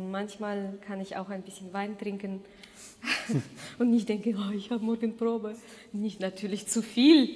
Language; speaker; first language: German; non-native, fluent; Russian